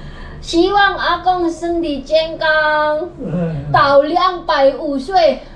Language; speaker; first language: Chinese; non-native, learner; Indonesian